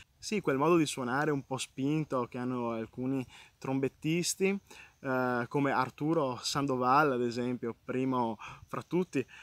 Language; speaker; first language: Italian; native; Italian